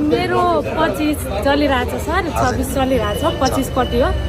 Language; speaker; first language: Nepali; non-native, local second language; Maithili